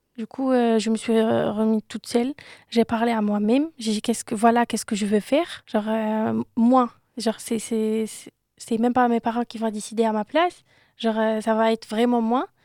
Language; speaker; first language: French; non-native, local second language; Arabic